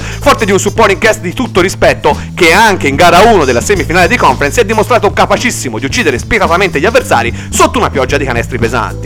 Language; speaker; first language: Italian; native; Italian